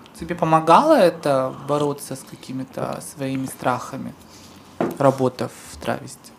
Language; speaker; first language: Russian; native; Russian